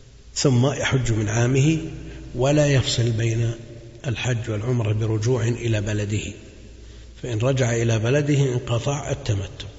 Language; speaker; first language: Arabic; native; Arabic